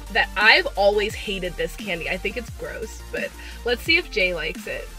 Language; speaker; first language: English; native; English